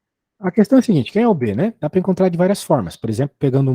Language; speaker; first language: Portuguese; native; Portuguese